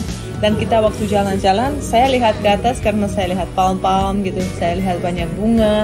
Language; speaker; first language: Indonesian; non-native, fluent; Russian